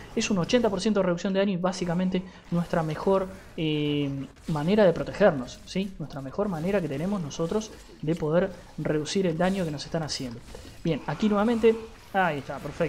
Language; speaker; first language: Spanish; native; Spanish